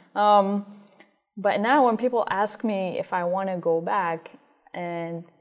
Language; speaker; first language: English; non-native, fluent; Arabic